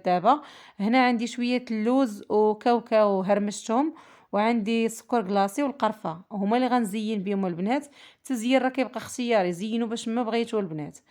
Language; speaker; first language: Arabic; native; Arabic